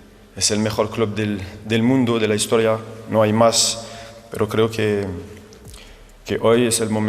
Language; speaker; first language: Spanish; non-native, fluent; French